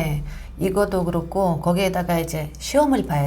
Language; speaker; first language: Korean; non-native, fluent; Russian